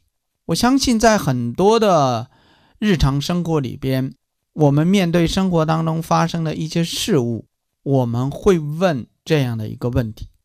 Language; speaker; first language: Chinese; native; Chinese